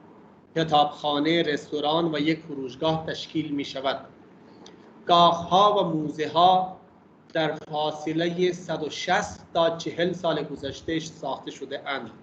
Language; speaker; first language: Persian; non-native, fluent; Urdu